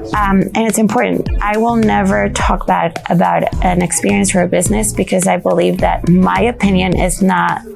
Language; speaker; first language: English; non-native, fluent; Spanish